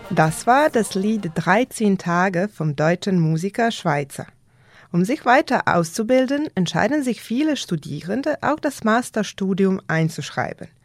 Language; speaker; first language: German; non-native, fluent; Serbian